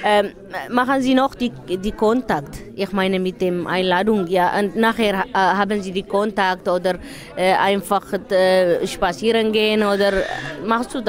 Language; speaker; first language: German; non-native, learner; Tigrinya